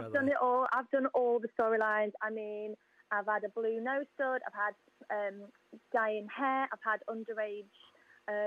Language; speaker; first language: English; native; English